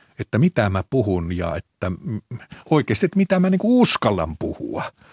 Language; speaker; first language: Finnish; native; Finnish